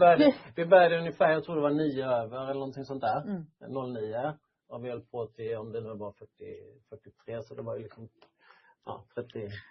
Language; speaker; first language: Swedish; native; Swedish